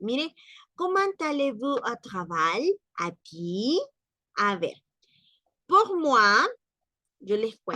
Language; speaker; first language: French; non-native, learner; Spanish